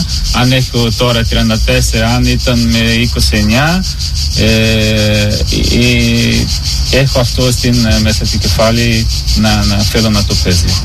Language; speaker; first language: Greek; non-native, learner; Portuguese